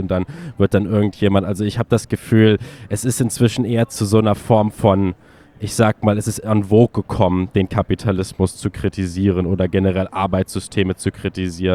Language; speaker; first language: German; native; German